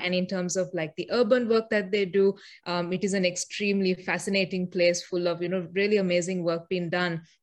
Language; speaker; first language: English; non-native, local second language; Sinhala